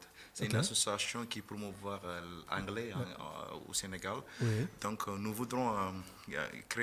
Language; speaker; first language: French; non-native, fluent; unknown